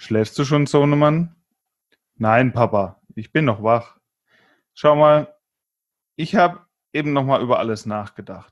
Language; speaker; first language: German; native; German